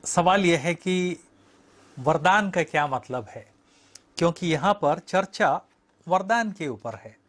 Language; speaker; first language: Hindi; native; Hindi